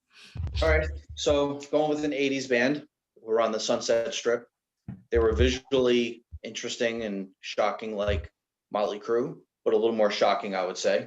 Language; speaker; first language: English; native; English